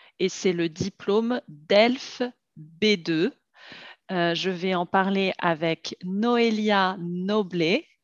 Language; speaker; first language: French; native; French